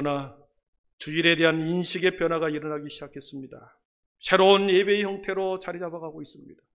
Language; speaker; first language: Korean; native; Korean